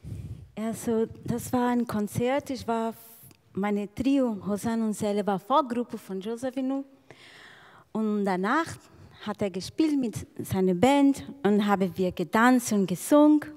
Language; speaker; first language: German; non-native, learner; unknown